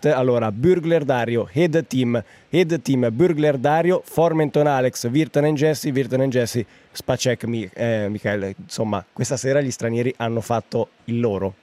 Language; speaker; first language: Italian; native; Italian